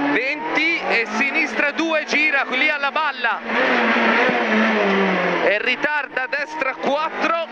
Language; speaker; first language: Italian; native; Italian